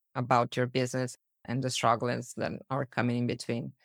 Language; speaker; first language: English; early bilingual, other home language; Portuguese